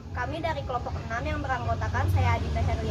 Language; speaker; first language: Malay; native; Malay